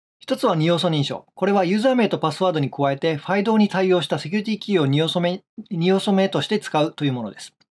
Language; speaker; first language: Japanese; native; Japanese